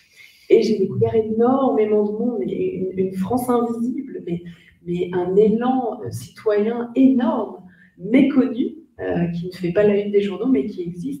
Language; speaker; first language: French; native; French